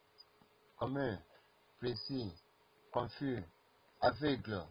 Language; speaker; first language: French; non-native, learner; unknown